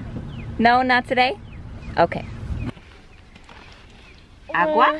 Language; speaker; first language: English; native; English